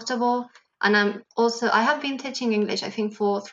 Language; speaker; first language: English; non-native, fluent; Catalan